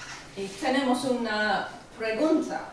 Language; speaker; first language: Spanish; non-native, learner; English